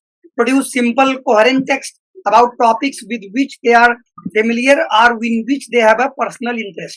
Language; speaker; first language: English; non-native, local second language; Hindi